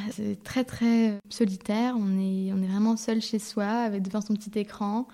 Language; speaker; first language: French; early bilingual, heritage; French